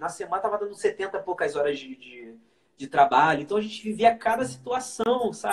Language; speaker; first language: Portuguese; native; Portuguese